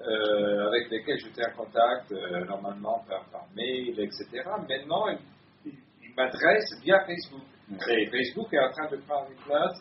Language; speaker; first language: French; native; French